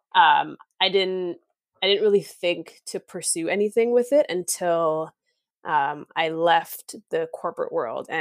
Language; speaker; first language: English; native; English